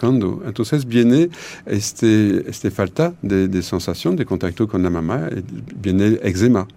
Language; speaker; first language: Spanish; non-native, learner; French